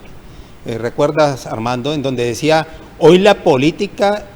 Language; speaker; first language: Spanish; native; Spanish